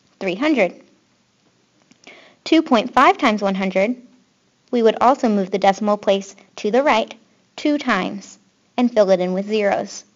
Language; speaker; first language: English; native; English